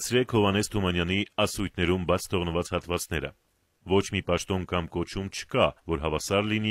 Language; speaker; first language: Armenian; native; Armenian